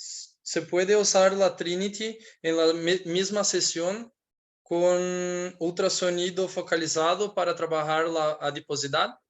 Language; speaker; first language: Spanish; non-native, fluent; Portuguese